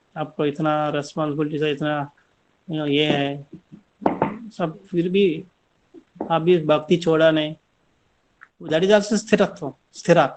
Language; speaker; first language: Hindi; non-native, local second language; Telugu